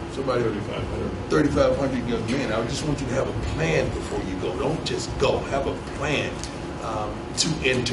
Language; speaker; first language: English; native; English